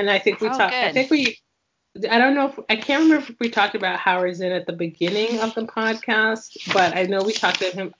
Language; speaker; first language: English; native; English